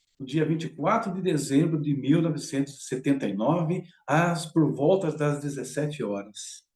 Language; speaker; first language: Portuguese; native; Portuguese